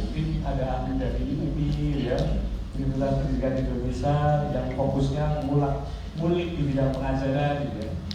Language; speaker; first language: Indonesian; native; Indonesian